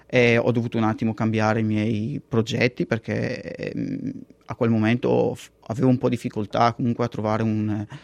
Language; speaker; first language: Italian; native; Italian